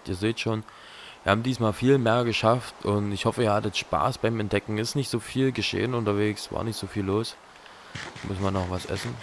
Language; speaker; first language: German; native; German